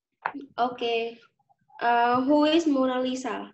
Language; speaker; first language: English; non-native, learner; Vietnamese